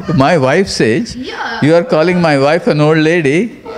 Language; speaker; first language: English; non-native, local second language; Kannada